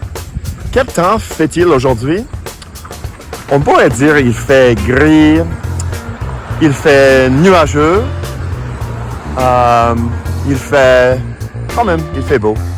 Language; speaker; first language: French; non-native, fluent; English